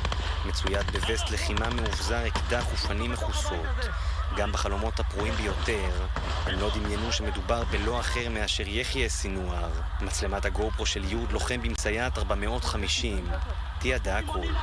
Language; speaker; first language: Hebrew; native; Hebrew